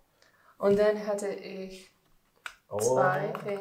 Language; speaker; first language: German; non-native, learner; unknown